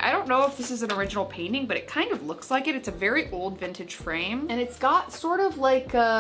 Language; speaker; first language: English; native; English